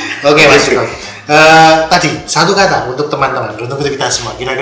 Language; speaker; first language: Indonesian; non-native, local second language; Javanese